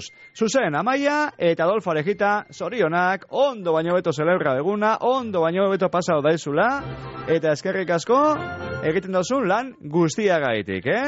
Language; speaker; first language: Basque; native; Basque